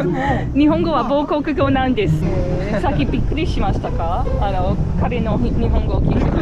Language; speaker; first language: Japanese; non-native, fluent; English